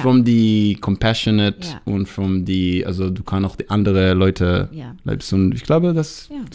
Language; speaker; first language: German; non-native, learner; Hebrew